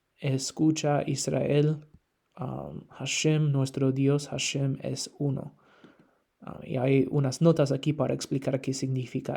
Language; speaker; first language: Spanish; non-native, fluent; English